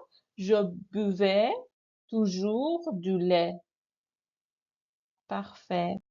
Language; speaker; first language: French; non-native, fluent; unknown